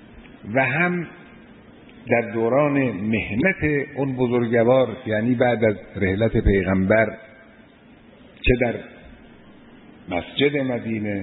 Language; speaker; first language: Persian; native; Persian